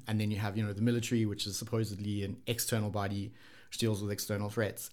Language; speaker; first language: English; native; English